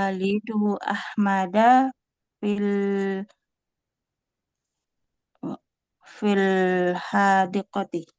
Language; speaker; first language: Arabic; non-native, learner; Indonesian